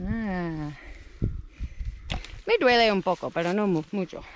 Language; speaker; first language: Spanish; non-native, learner; English